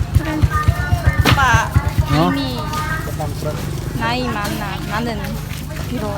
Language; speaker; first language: Korean; non-native, learner; Khmer